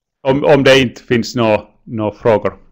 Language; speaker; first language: Swedish; non-native, local second language; Finnish